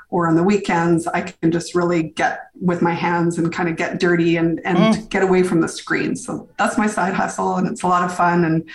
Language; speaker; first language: English; native; English